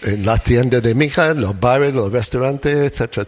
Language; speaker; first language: Spanish; non-native, learner; English